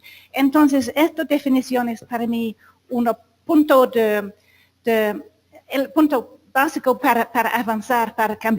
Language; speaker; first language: Spanish; non-native, fluent; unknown